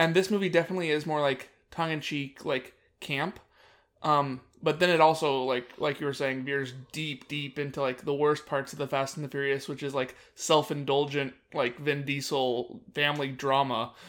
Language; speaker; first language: English; native; English